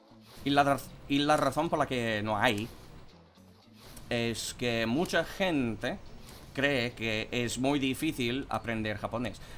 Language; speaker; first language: Spanish; non-native, fluent; English